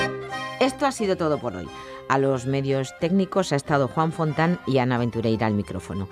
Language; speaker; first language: Spanish; native; Spanish